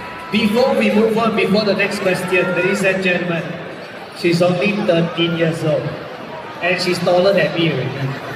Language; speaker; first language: English; non-native, local second language; Chinese